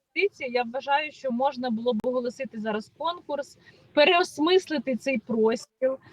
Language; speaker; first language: Ukrainian; native; Ukrainian